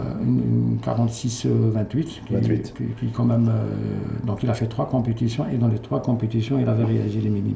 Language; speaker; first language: French; non-native, local second language; Arabic